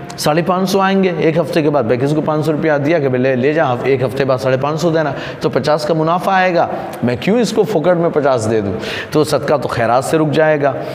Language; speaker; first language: Urdu; non-native, local second language; Gujarati